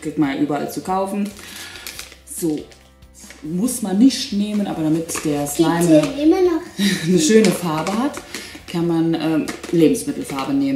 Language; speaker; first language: German; native; German